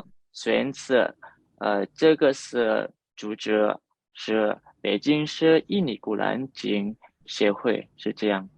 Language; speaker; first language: Chinese; non-native, learner; Indonesian